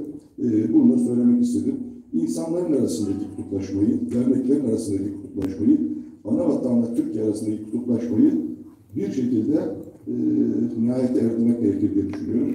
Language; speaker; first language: Turkish; native; Turkish